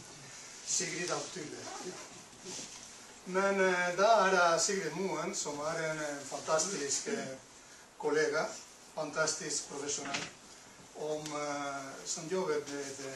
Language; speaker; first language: Norwegian; non-native, fluent; Spanish